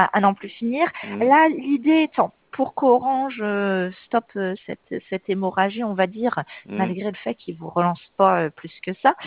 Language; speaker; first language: French; native; French